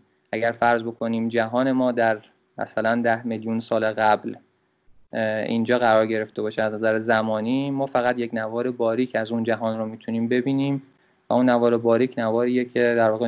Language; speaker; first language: Persian; native; Persian